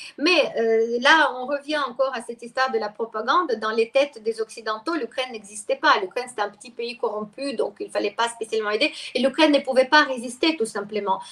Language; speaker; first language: French; non-native, fluent; Russian